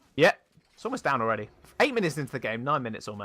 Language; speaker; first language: English; native; English